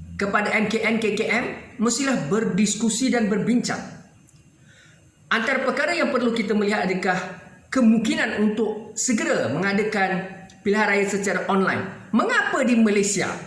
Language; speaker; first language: Malay; native; Malay